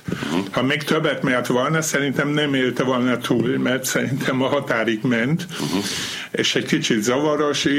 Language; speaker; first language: Hungarian; non-native, fluent; German